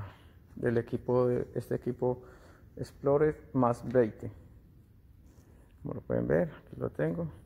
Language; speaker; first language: Spanish; native; Spanish